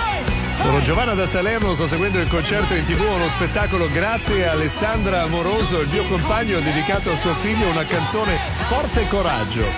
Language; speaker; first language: Italian; native; Italian